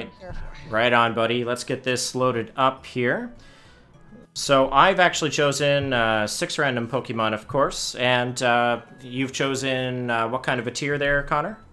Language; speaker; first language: English; native; English